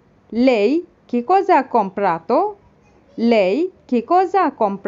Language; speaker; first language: Italian; non-native, fluent; Bangla